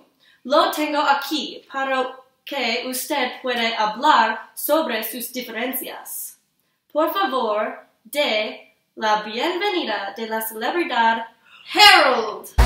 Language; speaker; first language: Spanish; non-native, learner; English